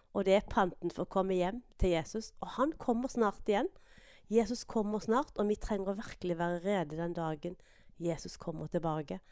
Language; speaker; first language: Norwegian; native; Norwegian